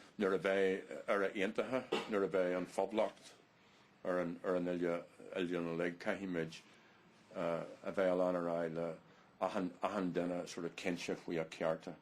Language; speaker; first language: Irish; non-native, learner; English